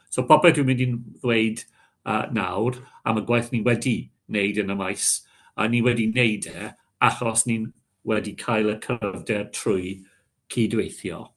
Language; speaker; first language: Welsh; non-native, local second language; English